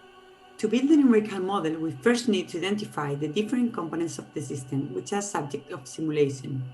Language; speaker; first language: English; non-native, fluent; Spanish